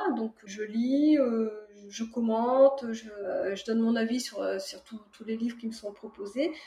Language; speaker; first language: French; native; French